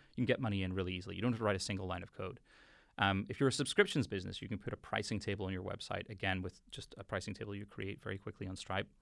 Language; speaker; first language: English; native; English